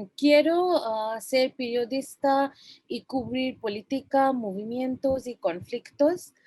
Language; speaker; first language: Spanish; non-native, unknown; Bangla